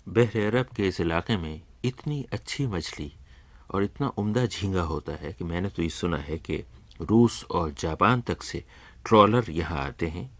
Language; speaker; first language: Urdu; native; Urdu